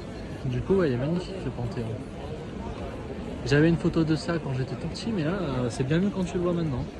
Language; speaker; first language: French; native; French